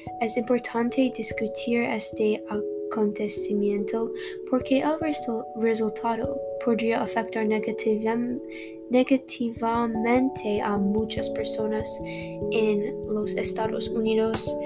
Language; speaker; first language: Spanish; non-native, learner; English